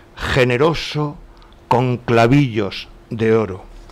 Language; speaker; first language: Spanish; native; Spanish